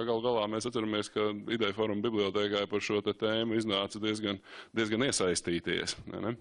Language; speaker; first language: Latvian; native; Latvian